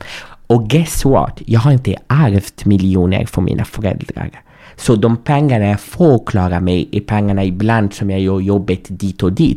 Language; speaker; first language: Swedish; non-native, fluent; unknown